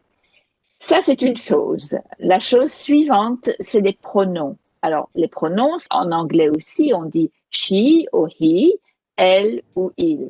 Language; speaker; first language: French; native; French